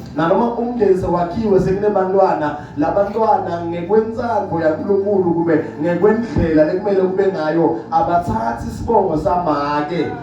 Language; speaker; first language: Zulu; non-native, local second language; Swati